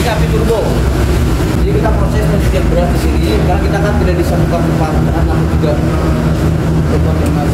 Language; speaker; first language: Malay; non-native, local second language; Sundanese